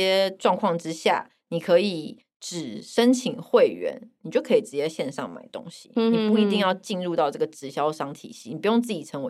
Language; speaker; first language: Chinese; native; Chinese